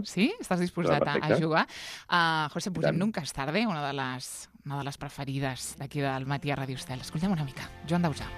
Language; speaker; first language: Catalan; native; Catalan